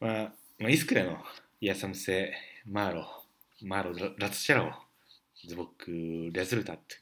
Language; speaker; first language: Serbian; non-native, learner; Japanese